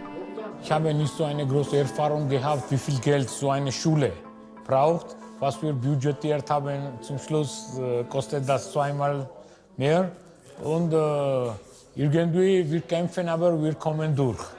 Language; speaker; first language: German; non-native, fluent; Georgian